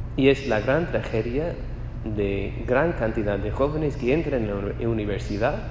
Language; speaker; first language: Spanish; non-native, fluent; English